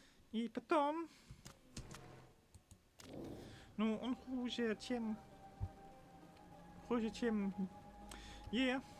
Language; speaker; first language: Russian; non-native, learner; English